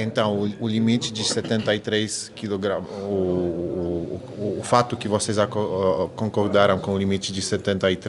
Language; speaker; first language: Portuguese; non-native, fluent; Polish